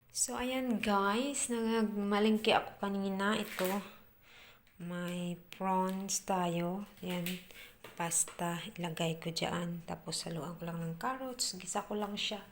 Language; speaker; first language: Filipino; native; Filipino